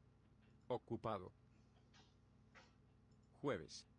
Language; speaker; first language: Spanish; non-native, learner; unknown